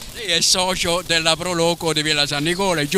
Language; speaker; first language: Italian; native; Italian